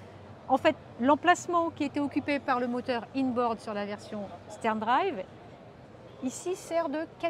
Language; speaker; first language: French; native; French